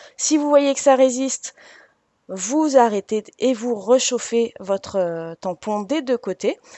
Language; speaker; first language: French; native; French